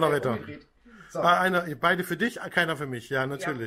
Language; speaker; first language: German; native; German